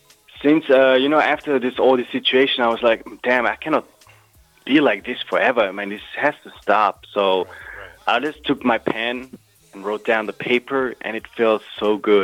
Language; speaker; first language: English; non-native, fluent; German